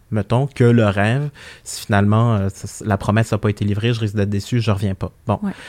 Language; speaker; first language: French; early bilingual, other home language; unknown